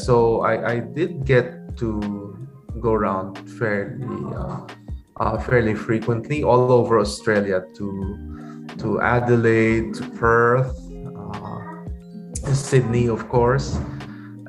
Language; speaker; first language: English; non-native, local second language; Pampanga